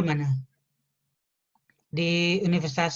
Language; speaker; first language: Indonesian; native; Indonesian